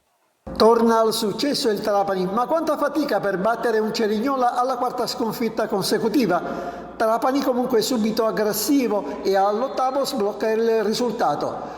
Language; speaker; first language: Italian; native; Italian